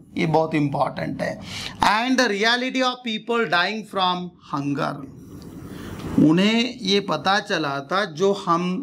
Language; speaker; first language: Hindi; non-native, local second language; Marathi